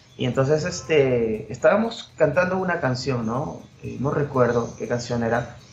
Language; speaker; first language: Spanish; native; Spanish